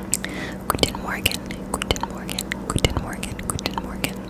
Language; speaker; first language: German; non-native, learner; English